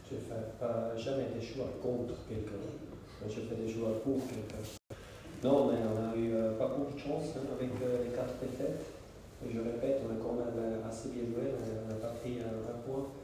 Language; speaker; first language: French; non-native, local second language; German